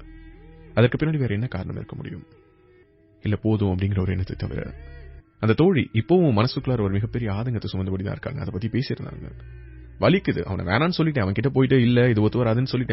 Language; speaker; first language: Tamil; native; Tamil